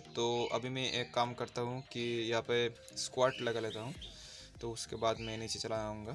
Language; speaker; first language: Hindi; non-native, local second language; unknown